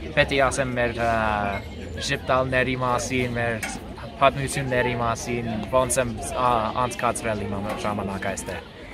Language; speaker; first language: Armenian; non-native, learner; English